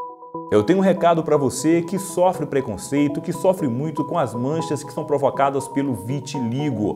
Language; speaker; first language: Portuguese; native; Portuguese